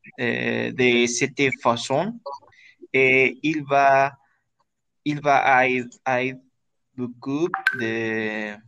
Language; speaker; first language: French; non-native, learner; Spanish